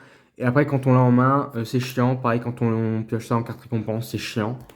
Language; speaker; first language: French; native; French